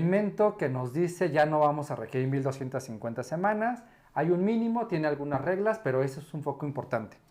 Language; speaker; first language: Spanish; native; Spanish